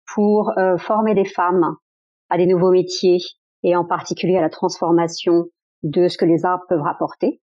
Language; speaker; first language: French; native; French